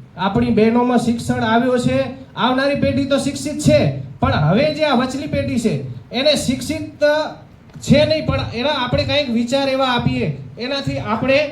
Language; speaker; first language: Gujarati; native; Gujarati